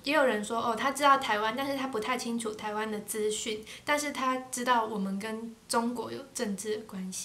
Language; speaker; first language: Chinese; native; Chinese